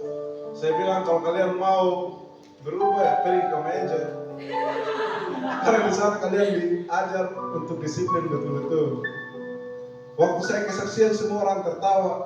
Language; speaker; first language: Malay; non-native, local second language; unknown